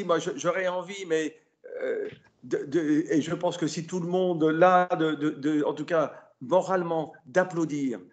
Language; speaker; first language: French; native; French